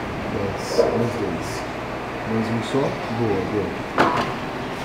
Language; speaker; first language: Portuguese; native; Portuguese